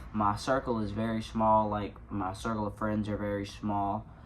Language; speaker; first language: English; native; English